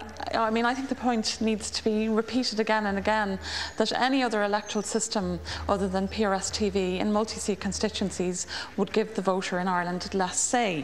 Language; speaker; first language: English; native; English